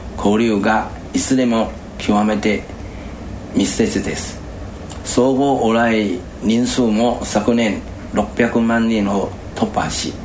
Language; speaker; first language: Japanese; non-native, fluent; Chinese